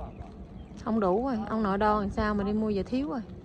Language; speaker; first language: Vietnamese; native; Vietnamese